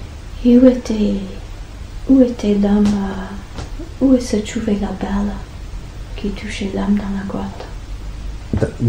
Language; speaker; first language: French; non-native, fluent; English